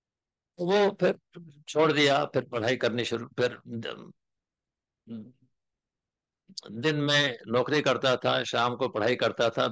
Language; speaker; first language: Hindi; native; Hindi